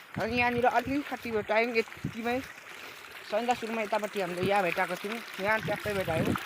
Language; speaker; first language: Nepali; non-native, local second language; Limbu